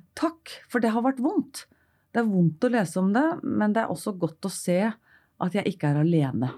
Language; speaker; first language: Norwegian; native; Norwegian